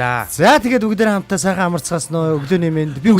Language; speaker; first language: Mongolian; native; Mongolian